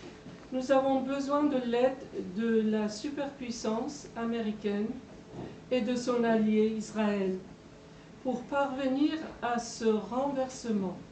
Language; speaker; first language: French; non-native, fluent; Persian